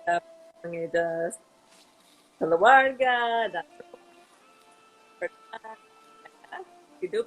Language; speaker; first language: Indonesian; non-native, learner; English